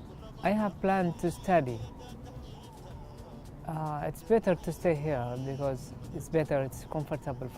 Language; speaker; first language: English; non-native, learner; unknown